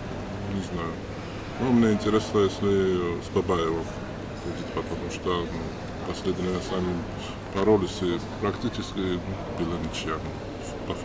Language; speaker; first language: Russian; non-native, fluent; Georgian